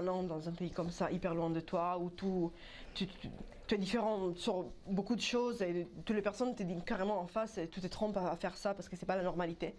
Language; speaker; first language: French; native; French